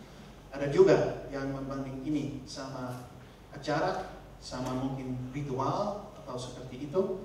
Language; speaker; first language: Indonesian; non-native, fluent; Dutch